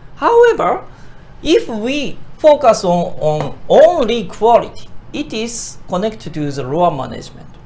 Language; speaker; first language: English; non-native, fluent; Japanese